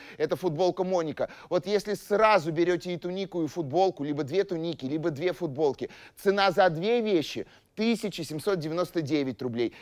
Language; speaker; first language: Russian; native; Russian